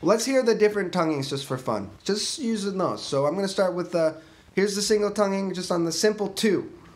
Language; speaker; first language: English; native; English